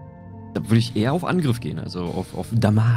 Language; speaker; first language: German; native; German